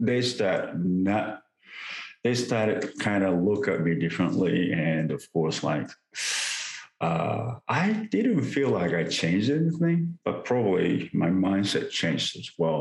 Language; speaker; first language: English; non-native, fluent; Japanese